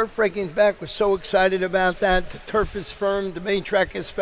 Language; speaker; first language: English; native; English